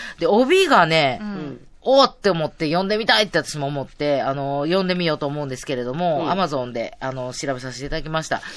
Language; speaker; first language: Japanese; native; Japanese